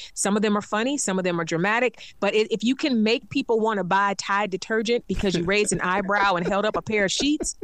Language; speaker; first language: English; native; English